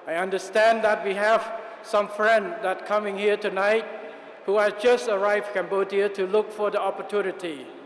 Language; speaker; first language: English; non-native, fluent; Khmer